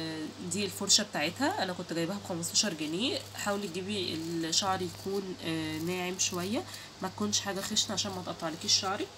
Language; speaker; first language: Arabic; native; Arabic